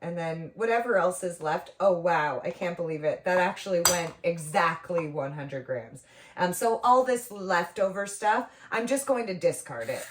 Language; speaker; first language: English; native; English